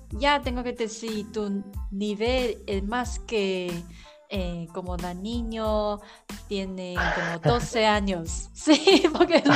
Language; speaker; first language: Spanish; non-native, learner; Chinese